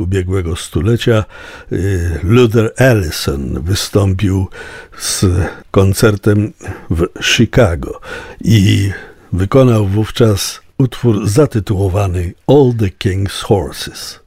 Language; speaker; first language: Polish; native; Polish